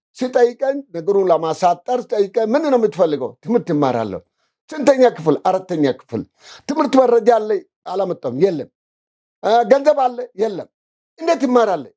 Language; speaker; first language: Amharic; non-native, local second language; Wolaytta